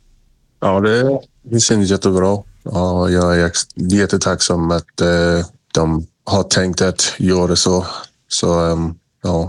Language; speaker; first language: Swedish; non-native, learner; English